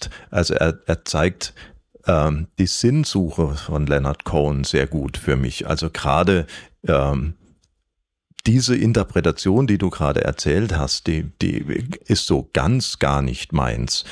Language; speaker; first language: German; native; German